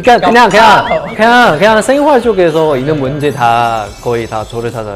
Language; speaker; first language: Korean; non-native, fluent; Chinese